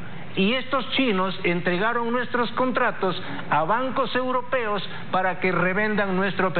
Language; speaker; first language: Spanish; native; Spanish